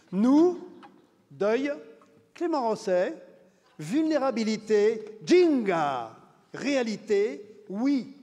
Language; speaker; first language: French; native; French